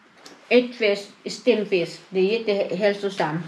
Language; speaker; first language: Swedish; non-native, learner; Cebuano